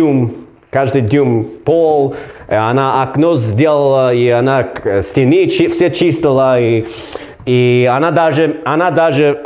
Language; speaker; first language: Russian; non-native, learner; English